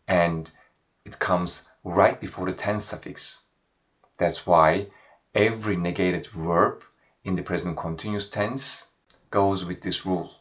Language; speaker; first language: English; non-native, fluent; Turkish